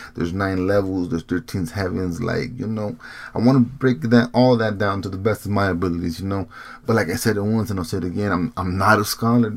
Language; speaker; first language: English; early bilingual, heritage; Spanish